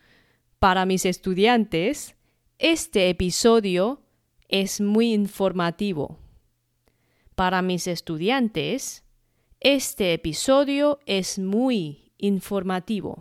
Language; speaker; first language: Spanish; non-native, fluent; Chinese